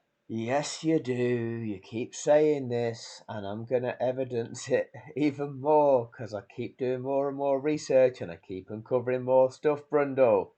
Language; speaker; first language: English; native; English